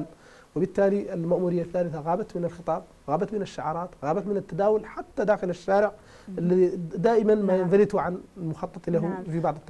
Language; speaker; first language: Arabic; native; Arabic